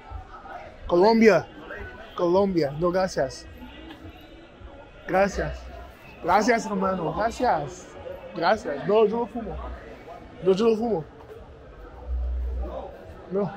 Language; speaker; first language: Spanish; non-native, learner; English